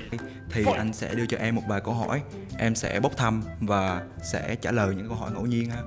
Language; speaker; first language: Vietnamese; native; Vietnamese